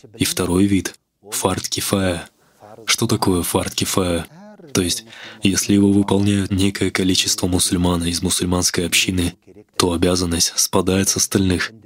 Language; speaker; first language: Russian; non-native, local second language; Kazakh